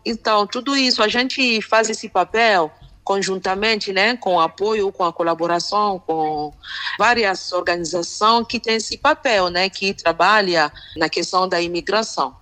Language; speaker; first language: Portuguese; non-native, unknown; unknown